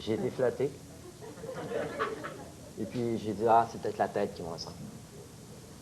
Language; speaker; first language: French; native; French